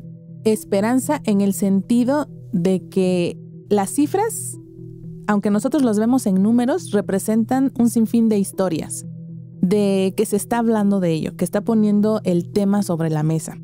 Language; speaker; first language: Spanish; native; Spanish